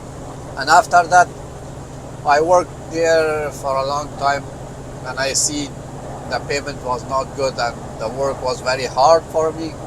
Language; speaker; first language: English; non-native, learner; Persian